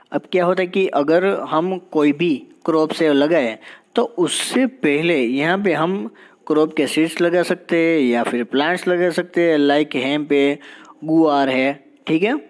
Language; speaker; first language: Hindi; non-native, local second language; Gujarati